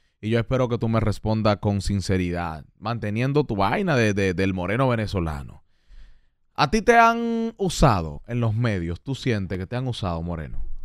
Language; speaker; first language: Spanish; native; Spanish